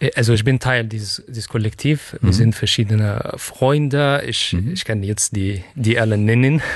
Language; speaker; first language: German; non-native, fluent; Arabic